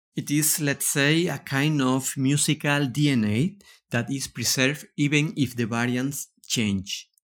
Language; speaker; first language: English; non-native, fluent; Spanish